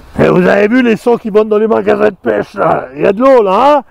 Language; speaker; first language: French; native; French